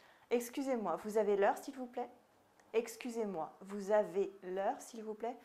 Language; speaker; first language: French; native; French